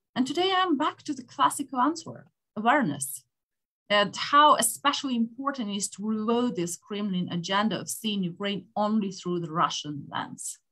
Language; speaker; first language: English; non-native, fluent; Ukrainian